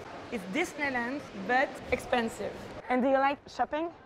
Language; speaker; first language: English; non-native, fluent; French